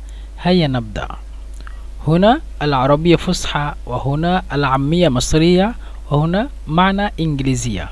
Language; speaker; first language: Arabic; non-native, fluent; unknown